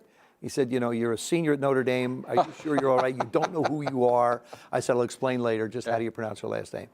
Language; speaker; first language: English; native; English